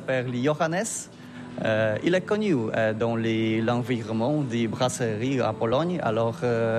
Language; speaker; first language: French; non-native, learner; Polish